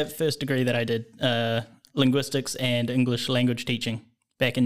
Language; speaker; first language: English; native; English